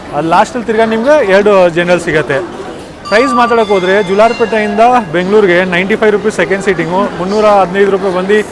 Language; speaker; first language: Kannada; non-native, local second language; Hindi